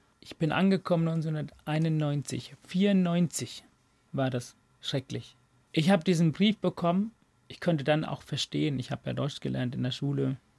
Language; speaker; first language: German; non-native, fluent; Tamil